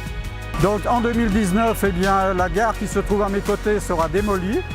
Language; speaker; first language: French; native; French